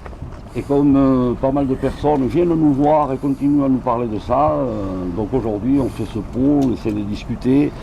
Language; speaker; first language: French; native; French